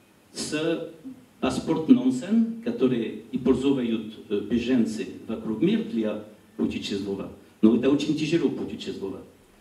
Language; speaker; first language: Russian; non-native, learner; French